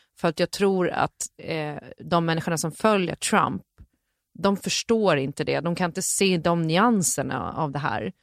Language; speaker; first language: Swedish; native; Swedish